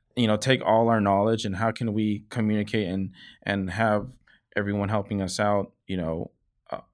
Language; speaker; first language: English; native; English